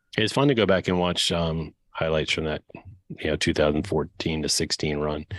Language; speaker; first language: English; native; English